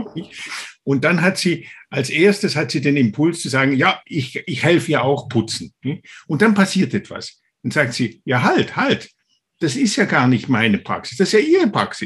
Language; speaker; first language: German; native; German